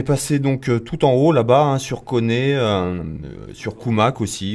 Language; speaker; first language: French; native; French